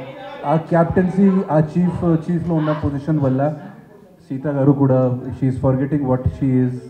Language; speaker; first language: Telugu; non-native, fluent; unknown